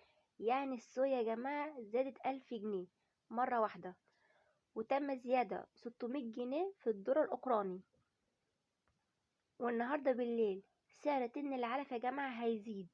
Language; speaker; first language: Arabic; native; Arabic